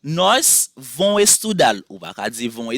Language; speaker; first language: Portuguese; non-native, fluent; Haitian Creole